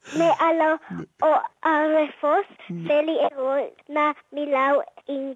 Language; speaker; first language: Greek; early bilingual, heritage; Greek